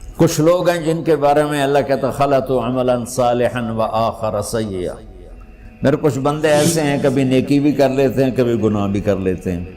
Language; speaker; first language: Urdu; non-native, local second language; Punjabi